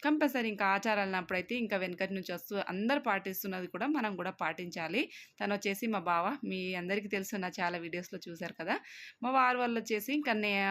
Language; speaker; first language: Telugu; non-native, local second language; Lambadi